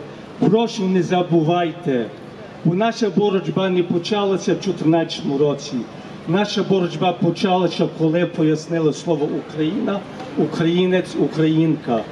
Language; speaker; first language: Ukrainian; early bilingual, heritage; Ukrainian